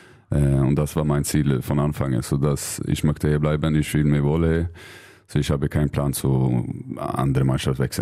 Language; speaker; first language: German; non-native, learner; Swedish